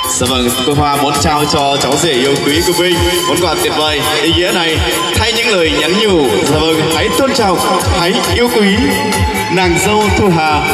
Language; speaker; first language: Vietnamese; non-native, local second language; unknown